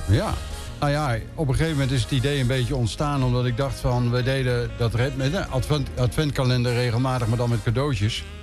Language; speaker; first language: Dutch; native; Dutch